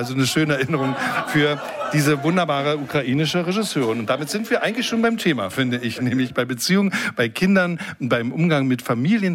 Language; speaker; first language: German; native; German